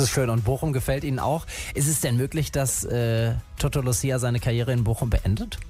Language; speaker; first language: German; native; German